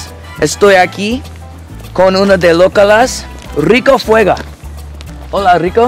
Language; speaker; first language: Spanish; non-native, learner; English